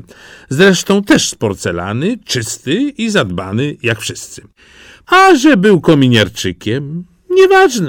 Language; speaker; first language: Polish; native; Polish